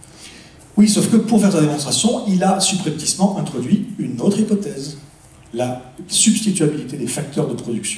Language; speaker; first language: French; native; French